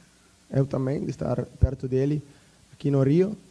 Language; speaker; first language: Portuguese; non-native, fluent; Italian